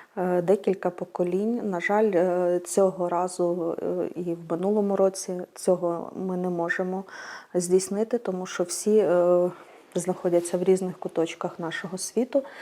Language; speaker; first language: Ukrainian; native; Ukrainian